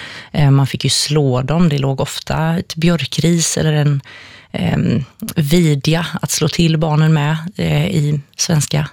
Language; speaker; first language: Swedish; native; Swedish